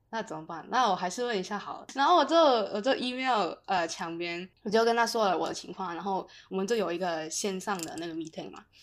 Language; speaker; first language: Chinese; non-native, local second language; Cantonese